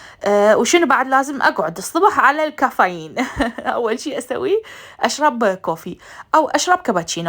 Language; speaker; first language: Arabic; native; Arabic